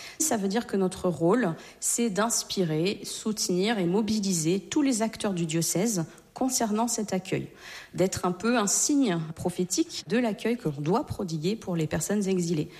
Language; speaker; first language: French; native; French